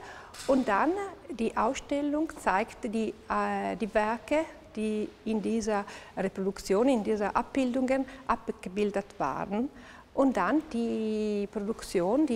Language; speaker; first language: German; non-native, local second language; Italian